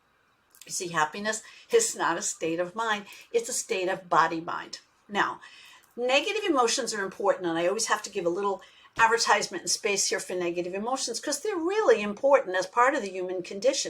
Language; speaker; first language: English; native; English